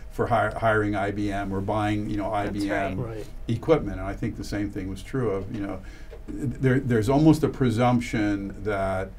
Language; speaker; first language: English; native; English